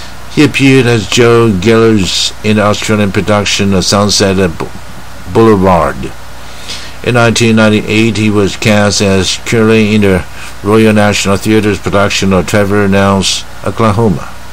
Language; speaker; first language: English; non-native, fluent; Chinese